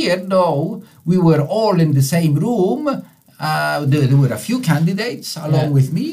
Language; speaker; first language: English; non-native, fluent; Italian